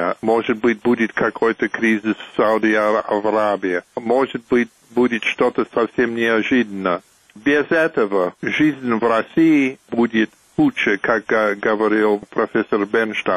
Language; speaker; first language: Russian; non-native, fluent; English